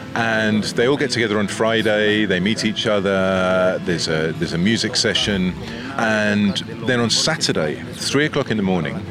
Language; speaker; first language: English; native; English